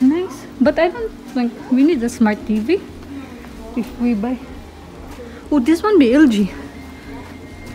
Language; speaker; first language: English; non-native, learner; Filipino